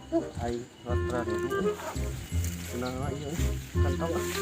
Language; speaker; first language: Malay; non-native, local second language; Sundanese